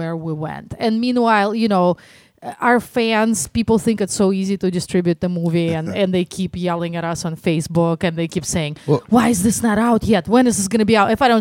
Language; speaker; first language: English; non-native, fluent; Russian